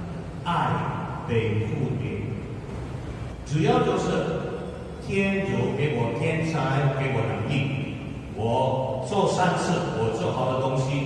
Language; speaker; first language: Chinese; non-native, fluent; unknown